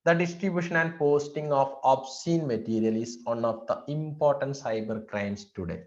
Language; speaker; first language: English; non-native, local second language; Malayalam